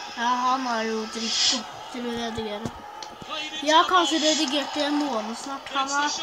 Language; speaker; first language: Norwegian; native; Norwegian